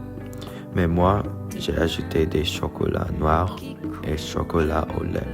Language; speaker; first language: French; non-native, learner; English